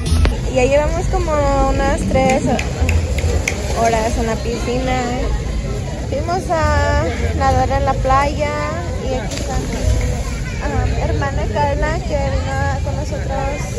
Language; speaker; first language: Spanish; early bilingual, heritage; Spanish